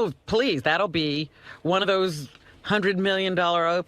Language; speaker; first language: English; native; English